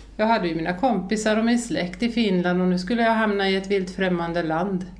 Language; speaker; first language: Swedish; early bilingual, other home language; Finnish